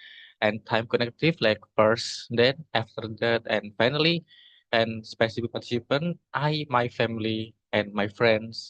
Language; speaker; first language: English; non-native, learner; Indonesian